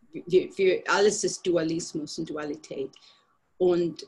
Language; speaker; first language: German; non-native, fluent; English